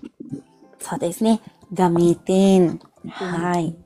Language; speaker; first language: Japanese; non-native, fluent; Filipino